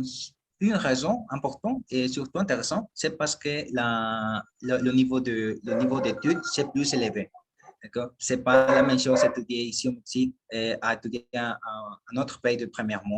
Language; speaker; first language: French; non-native, learner; Spanish